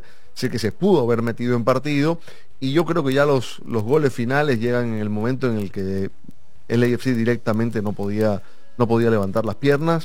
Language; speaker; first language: Spanish; native; Spanish